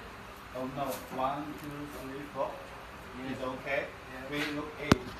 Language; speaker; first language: English; non-native, learner; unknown